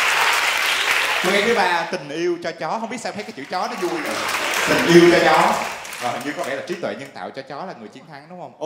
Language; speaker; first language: Vietnamese; native; Vietnamese